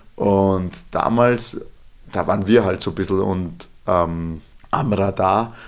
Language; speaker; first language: German; early bilingual, other home language; Serbian